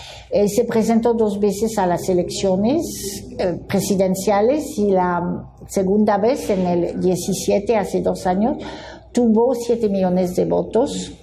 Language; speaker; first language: Spanish; non-native, fluent; French